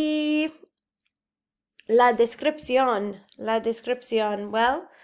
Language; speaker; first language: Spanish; non-native, fluent; English